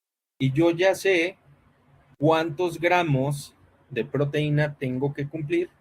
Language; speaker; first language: Spanish; native; Spanish